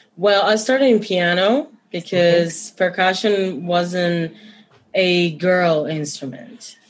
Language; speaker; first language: English; non-native, fluent; Spanish